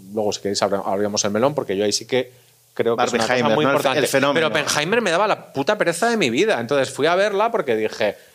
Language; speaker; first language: Spanish; native; Spanish